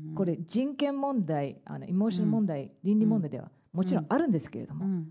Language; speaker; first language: Japanese; non-native, fluent; English